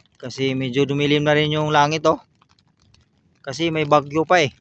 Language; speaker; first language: Filipino; native; Filipino